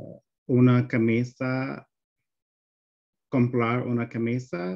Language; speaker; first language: Spanish; non-native, learner; English